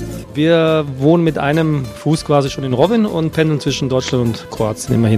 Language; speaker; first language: German; native; German